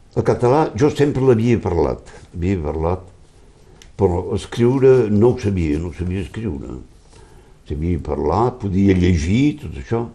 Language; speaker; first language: Catalan; early bilingual, heritage; Catalan